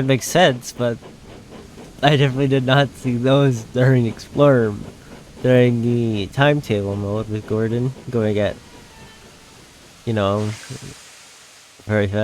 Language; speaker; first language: English; native; English